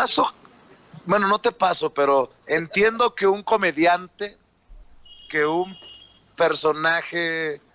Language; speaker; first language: Spanish; native; Spanish